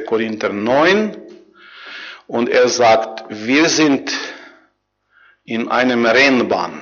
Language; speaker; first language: German; non-native, learner; Croatian